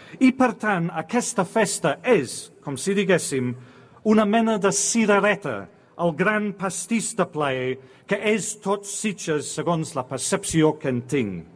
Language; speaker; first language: Catalan; non-native, fluent; English